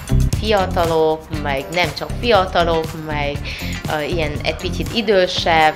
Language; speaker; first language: Hungarian; non-native, learner; Vietnamese